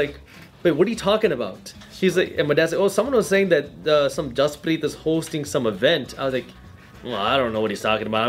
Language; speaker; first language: English; early bilingual, other home language; Punjabi